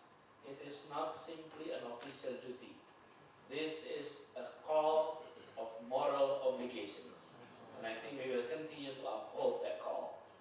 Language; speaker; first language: English; non-native, fluent; Indonesian